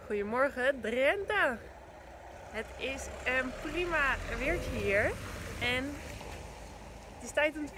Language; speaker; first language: Dutch; native; Dutch